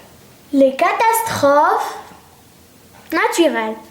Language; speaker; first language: French; non-native, local second language; Arabic